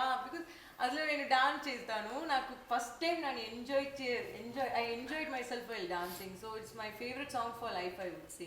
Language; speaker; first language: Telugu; non-native, learner; Tamil